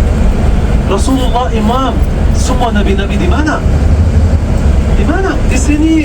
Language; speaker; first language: Indonesian; non-native, learner; Arabic